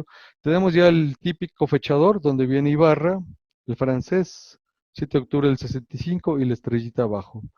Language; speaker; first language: Spanish; native; Spanish